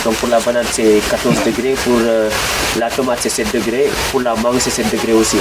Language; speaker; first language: French; non-native, local second language; Wolof